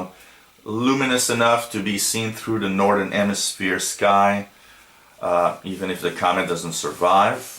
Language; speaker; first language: English; non-native, local second language; French